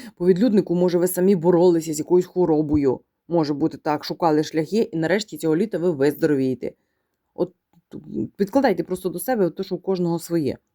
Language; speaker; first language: Ukrainian; non-native, local second language; Russian